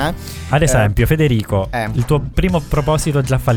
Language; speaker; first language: Italian; native; Italian